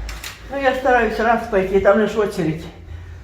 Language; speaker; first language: Russian; native; Russian